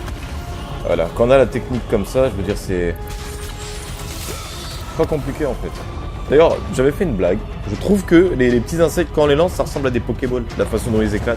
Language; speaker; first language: French; native; French